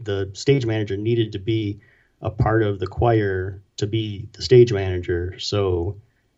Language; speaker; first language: English; native; English